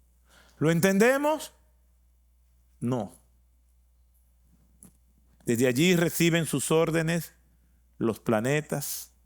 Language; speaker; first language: Spanish; native; Spanish